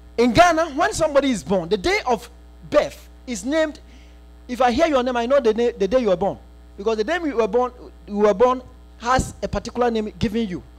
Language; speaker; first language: English; non-native, local second language; Akan